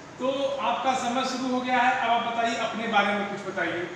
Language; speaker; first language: Hindi; native; Hindi